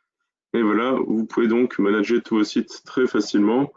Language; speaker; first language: French; native; French